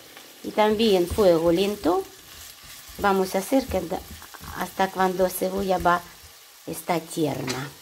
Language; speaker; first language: Spanish; non-native, learner; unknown